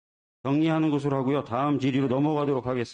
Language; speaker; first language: Korean; native; Korean